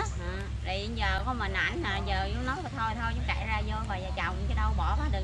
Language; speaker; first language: Vietnamese; native; Vietnamese